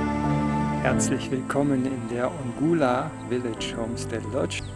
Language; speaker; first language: German; native; German